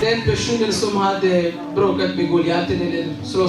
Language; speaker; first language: Swedish; non-native, learner; Swahili